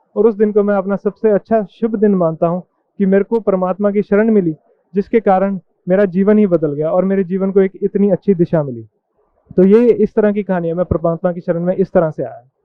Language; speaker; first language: Hindi; native; Hindi